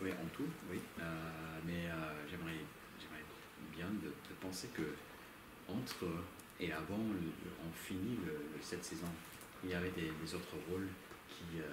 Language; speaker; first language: French; non-native, learner; English